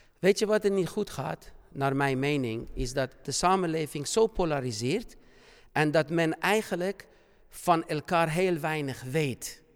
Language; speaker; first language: Dutch; non-native, fluent; Persian